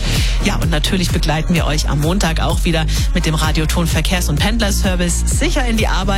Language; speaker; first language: German; native; German